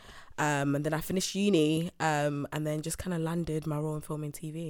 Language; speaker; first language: English; native; English